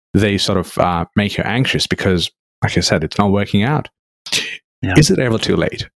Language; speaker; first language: English; non-native, local second language; Nepali